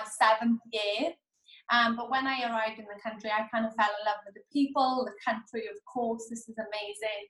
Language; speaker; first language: English; native; English